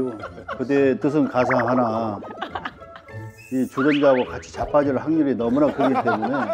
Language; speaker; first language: Korean; native; Korean